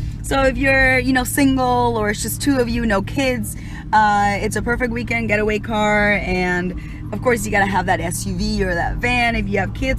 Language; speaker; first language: English; early bilingual, other home language; Spanish